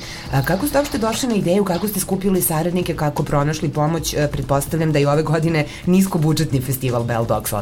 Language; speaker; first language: Serbian; native; Serbian